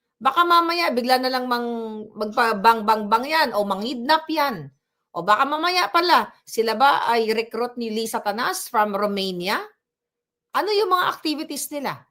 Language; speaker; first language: Filipino; non-native, local second language; Cebuano